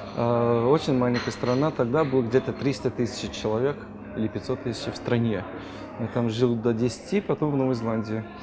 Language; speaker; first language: Russian; non-native, fluent; English